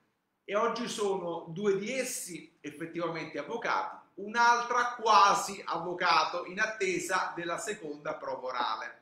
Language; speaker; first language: Italian; native; Italian